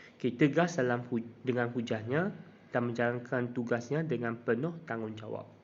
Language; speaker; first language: Malay; non-native, local second language; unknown